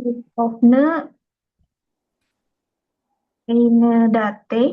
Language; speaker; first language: German; non-native, learner; Indonesian